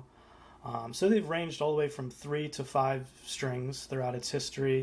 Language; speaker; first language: English; native; English